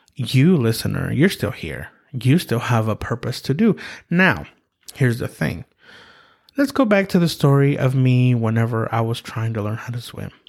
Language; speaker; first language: English; early bilingual, other home language; Spanish